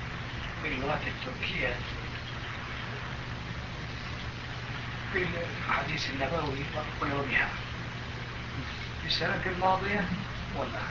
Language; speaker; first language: Arabic; non-native, fluent; Turkish